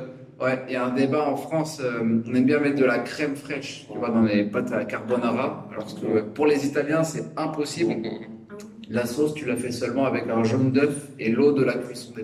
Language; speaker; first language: French; native; French